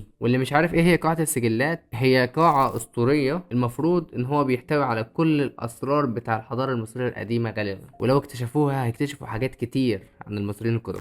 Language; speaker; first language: Arabic; native; Arabic